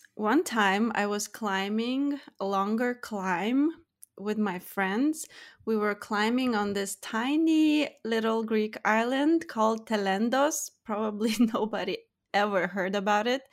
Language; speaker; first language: English; non-native, fluent; Lithuanian